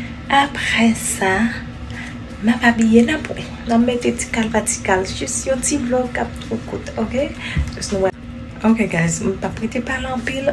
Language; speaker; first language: French; non-native, learner; Haitian Creole